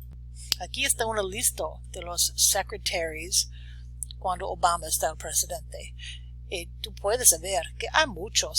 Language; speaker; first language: Spanish; non-native, learner; English